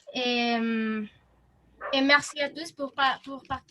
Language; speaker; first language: French; non-native, learner; Spanish